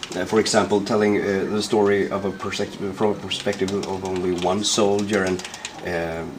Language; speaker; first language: English; non-native, fluent; Swedish